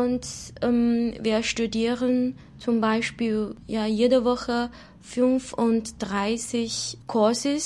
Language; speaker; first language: German; non-native, learner; Chinese